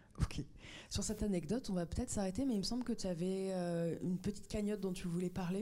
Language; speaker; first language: French; native; French